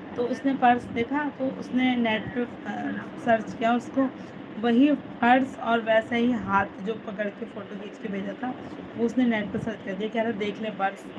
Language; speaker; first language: Hindi; native; Hindi